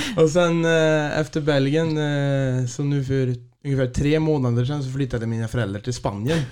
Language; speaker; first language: Swedish; early bilingual, other home language; Dutch